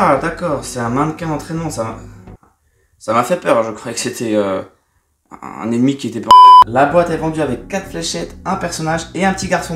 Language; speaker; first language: French; native; French